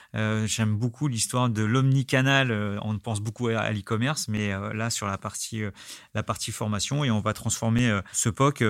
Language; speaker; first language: French; native; French